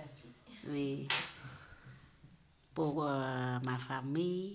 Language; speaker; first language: French; non-native, learner; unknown